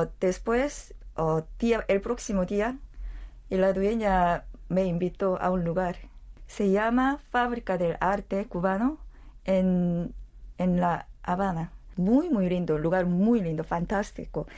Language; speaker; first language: Spanish; non-native, learner; Korean